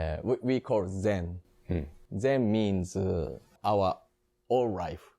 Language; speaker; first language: English; non-native, learner; Japanese